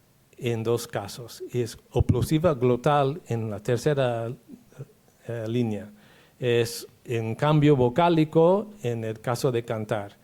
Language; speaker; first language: Spanish; non-native, fluent; English